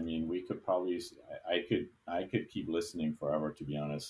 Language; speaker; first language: English; non-native, fluent; German